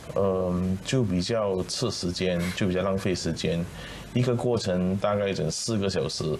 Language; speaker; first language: Chinese; native; Chinese